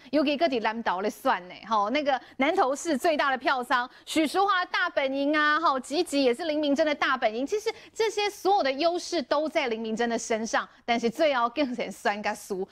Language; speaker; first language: Chinese; native; Chinese